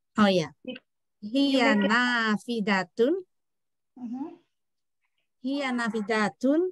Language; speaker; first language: Arabic; non-native, learner; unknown